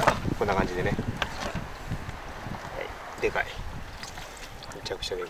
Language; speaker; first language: Japanese; native; Japanese